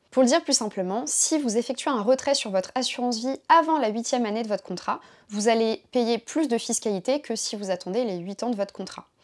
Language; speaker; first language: French; native; French